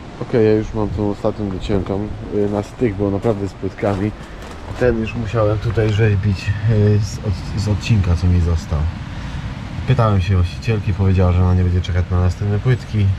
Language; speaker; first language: Polish; native; Polish